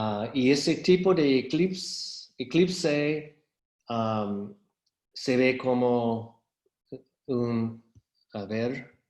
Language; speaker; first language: Spanish; non-native, fluent; English